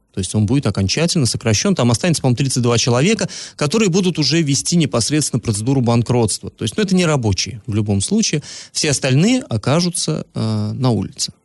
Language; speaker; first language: Russian; native; Russian